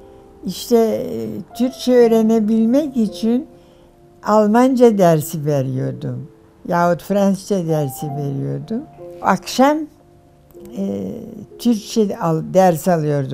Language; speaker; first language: Turkish; non-native, fluent; German